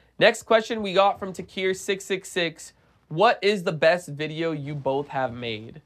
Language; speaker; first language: English; native; English